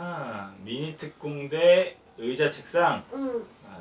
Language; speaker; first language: Korean; native; Korean